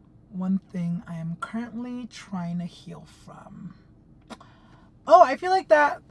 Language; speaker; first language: English; early bilingual, other home language; Spanish